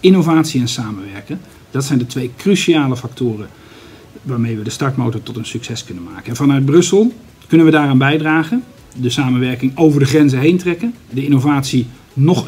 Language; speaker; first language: Dutch; native; Dutch